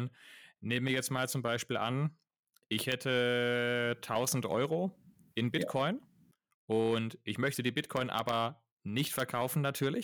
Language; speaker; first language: German; native; German